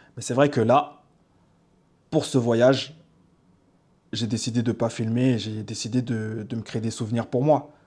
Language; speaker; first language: French; native; French